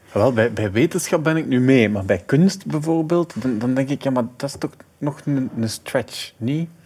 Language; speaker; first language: Dutch; native; Dutch